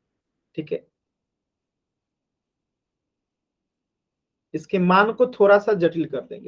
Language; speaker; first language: Hindi; native; Hindi